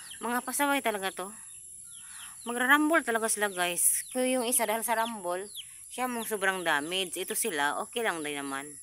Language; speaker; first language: Filipino; non-native, local second language; Cebuano